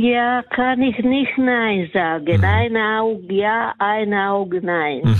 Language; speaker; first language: German; non-native, learner; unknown